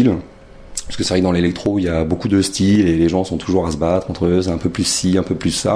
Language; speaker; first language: French; native; French